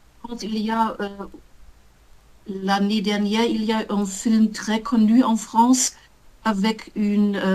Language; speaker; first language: French; non-native, learner; German